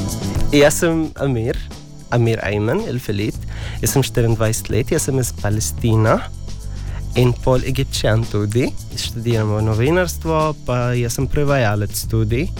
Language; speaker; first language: Slovenian; non-native, learner; English